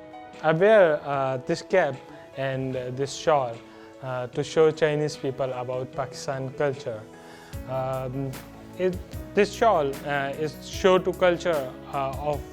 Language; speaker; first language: English; non-native, learner; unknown